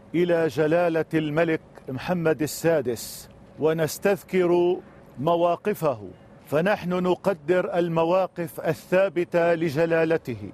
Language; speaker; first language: Arabic; native; Arabic